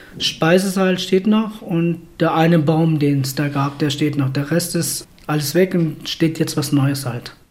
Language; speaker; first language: German; early bilingual, other home language; Spanish